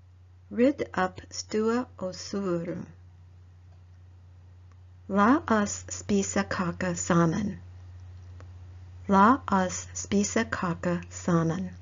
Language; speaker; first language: Norwegian; non-native, learner; English